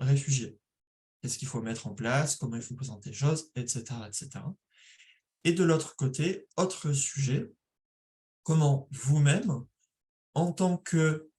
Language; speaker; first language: French; native; French